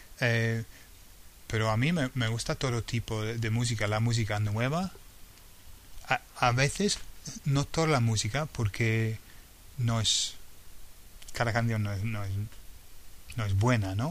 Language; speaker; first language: Spanish; non-native, fluent; English